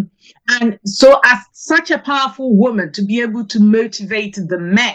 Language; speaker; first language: English; non-native, local second language; Akan